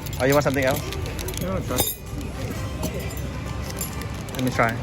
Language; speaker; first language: English; non-native, learner; Thai